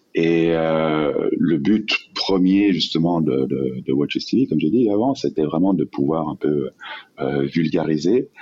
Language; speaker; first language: French; native; French